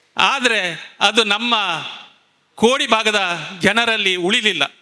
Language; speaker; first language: Kannada; native; Kannada